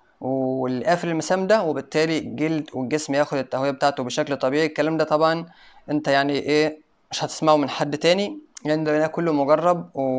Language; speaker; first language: Arabic; native; Arabic